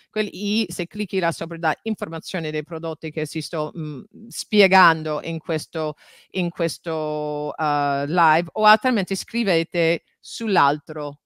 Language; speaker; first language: Italian; non-native, fluent; English